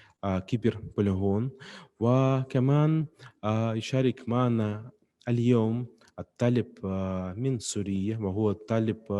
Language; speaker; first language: Arabic; non-native, fluent; Russian